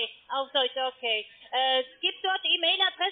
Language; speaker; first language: German; non-native, learner; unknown